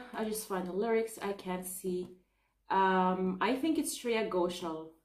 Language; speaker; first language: English; non-native, fluent; Arabic